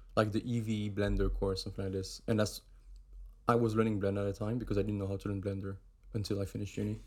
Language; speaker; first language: English; non-native, fluent; German